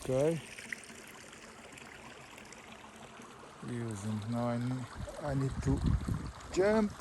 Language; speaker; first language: English; non-native, learner; Portuguese